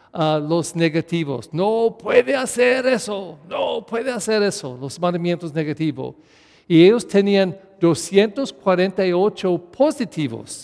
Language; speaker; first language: Spanish; non-native, fluent; English